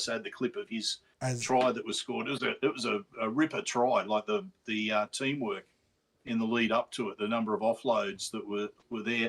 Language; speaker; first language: English; native; English